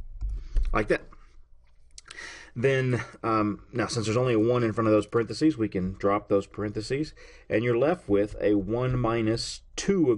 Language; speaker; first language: English; native; English